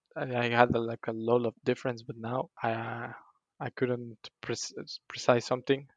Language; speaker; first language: English; non-native, fluent; Spanish